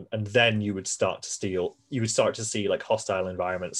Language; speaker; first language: English; native; English